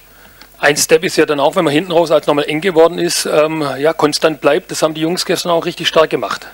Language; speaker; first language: German; native; German